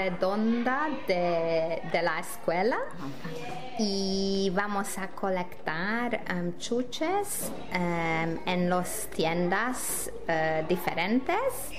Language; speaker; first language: Spanish; non-native, learner; English